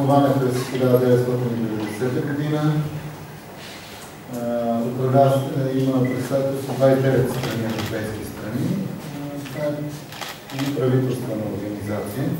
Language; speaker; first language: Bulgarian; native; Bulgarian